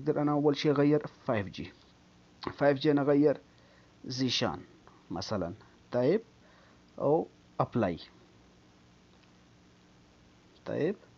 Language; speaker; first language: Arabic; non-native, learner; Urdu